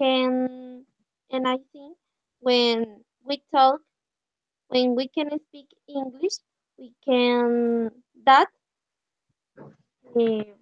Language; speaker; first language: English; non-native, learner; Spanish